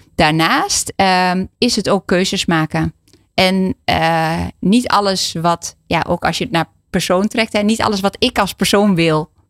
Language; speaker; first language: Dutch; native; Dutch